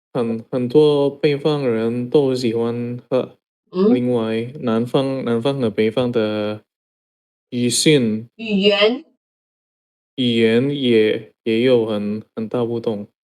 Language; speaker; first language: Chinese; non-native, learner; Indonesian